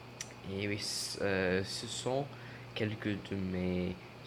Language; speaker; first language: French; non-native, learner; English